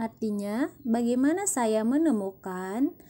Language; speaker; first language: Indonesian; native; Indonesian